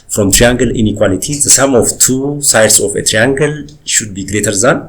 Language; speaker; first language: English; non-native, local second language; Amharic